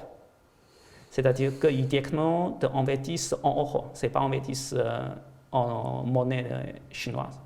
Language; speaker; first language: French; non-native, fluent; Chinese